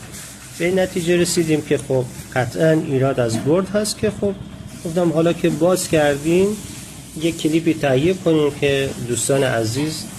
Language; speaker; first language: Persian; native; Persian